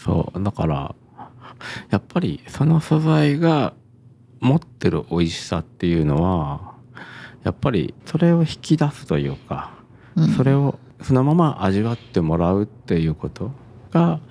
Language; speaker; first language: Japanese; native; Japanese